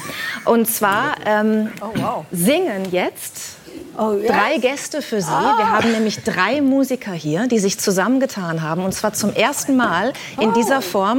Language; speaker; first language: German; native; German